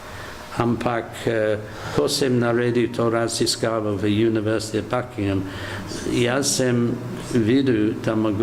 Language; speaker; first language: Slovenian; non-native, learner; English